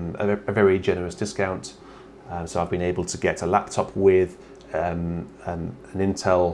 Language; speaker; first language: English; native; English